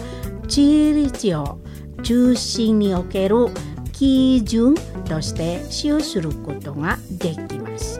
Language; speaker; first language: Japanese; non-native, learner; Indonesian